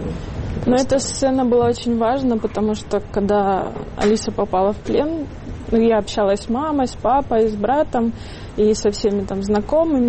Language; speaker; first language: Russian; native; Russian